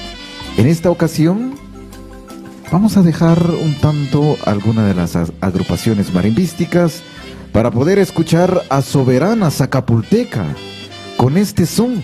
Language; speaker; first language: Spanish; native; Spanish